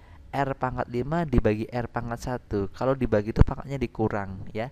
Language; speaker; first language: Indonesian; native; Indonesian